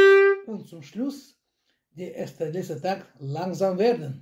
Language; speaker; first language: German; non-native, fluent; Russian